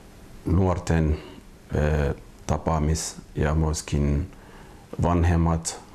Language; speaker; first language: Finnish; non-native, fluent; Somali